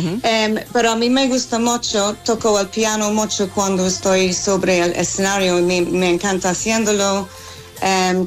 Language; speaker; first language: Spanish; non-native, fluent; English